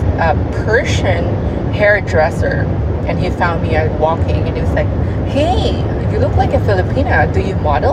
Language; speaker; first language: English; non-native, local second language; Cebuano